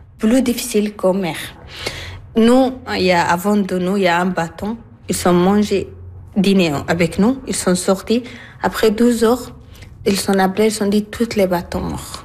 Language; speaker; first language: French; non-native, learner; Arabic